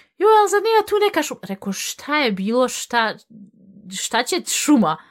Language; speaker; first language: Bosnian; early bilingual, heritage; Bosnian